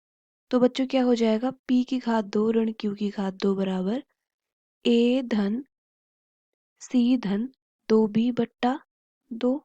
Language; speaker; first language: Hindi; native; Hindi